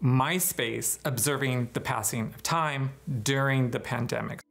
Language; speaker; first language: English; native; English